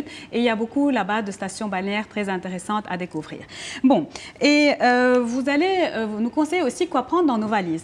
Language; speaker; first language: French; non-native, local second language; Arabic